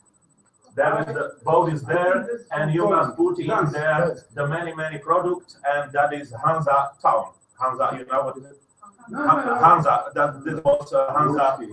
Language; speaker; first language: English; non-native, learner; Slovak